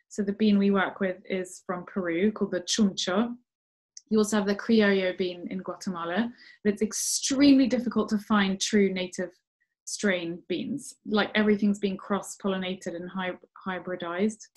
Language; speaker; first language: English; native; English